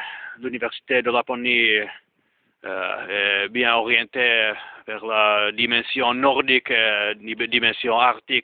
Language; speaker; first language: French; non-native, learner; Finnish